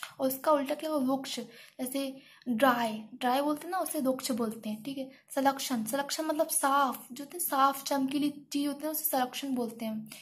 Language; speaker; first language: Hindi; native; Hindi